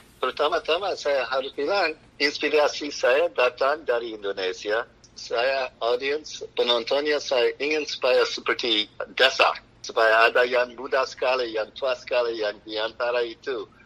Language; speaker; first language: Indonesian; non-native, fluent; English